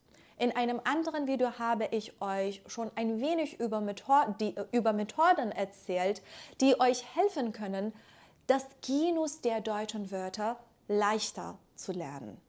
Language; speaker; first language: German; native; German